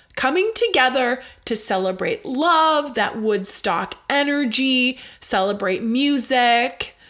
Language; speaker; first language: English; native; English